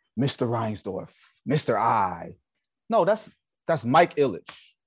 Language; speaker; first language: English; native; English